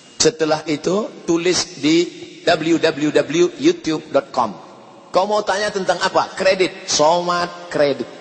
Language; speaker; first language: Indonesian; native; Indonesian